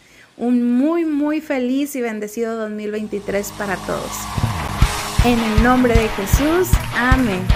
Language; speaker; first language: Spanish; native; Spanish